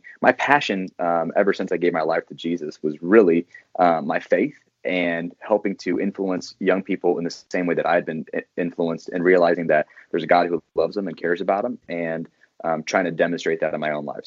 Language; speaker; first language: English; native; English